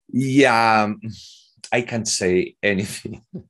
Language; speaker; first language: English; non-native, fluent; Spanish